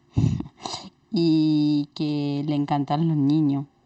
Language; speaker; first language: Spanish; non-native, fluent; Romanian